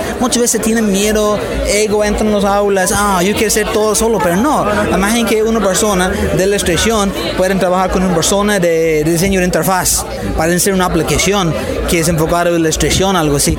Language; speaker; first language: Spanish; non-native, fluent; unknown